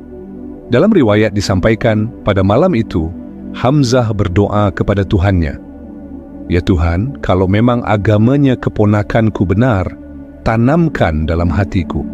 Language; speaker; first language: Indonesian; native; Indonesian